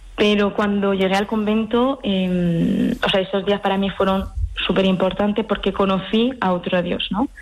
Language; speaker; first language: Spanish; early bilingual, heritage; French